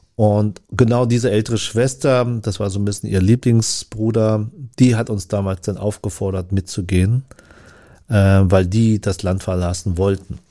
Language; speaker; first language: German; early bilingual, other home language; Vietnamese